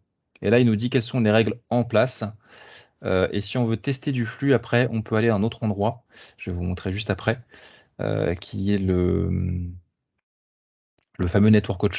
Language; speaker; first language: French; native; French